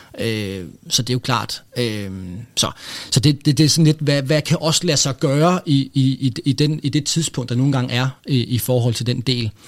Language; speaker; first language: Danish; native; Danish